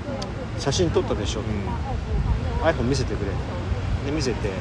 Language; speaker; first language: Japanese; native; Japanese